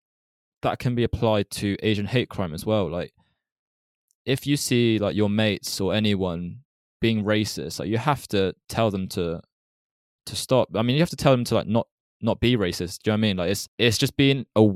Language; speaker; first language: English; native; English